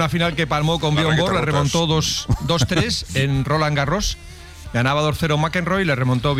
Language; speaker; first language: Spanish; native; Spanish